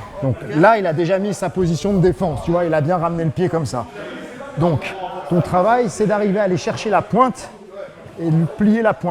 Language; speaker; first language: French; native; French